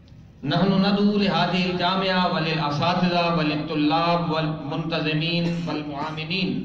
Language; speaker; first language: Arabic; non-native, learner; Urdu